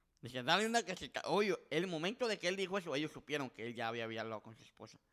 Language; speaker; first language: Spanish; early bilingual, heritage; Spanish